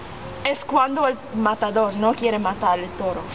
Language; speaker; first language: Spanish; non-native, learner; English